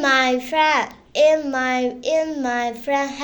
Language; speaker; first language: English; non-native, learner; Burmese